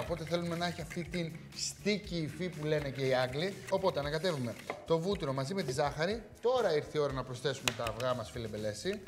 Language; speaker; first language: Greek; native; Greek